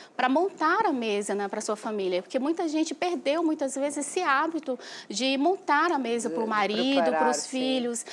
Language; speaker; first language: Portuguese; native; Portuguese